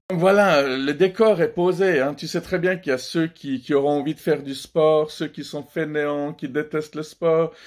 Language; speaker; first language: French; early bilingual, other home language; Persian